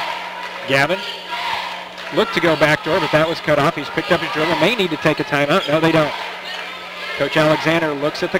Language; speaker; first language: English; native; English